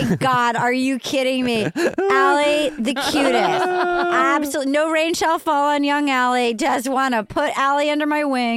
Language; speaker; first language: English; native; English